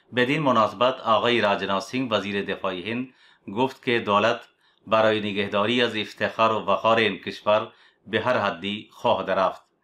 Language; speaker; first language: Persian; non-native, fluent; Urdu